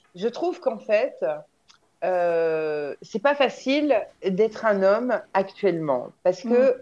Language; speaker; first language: French; native; French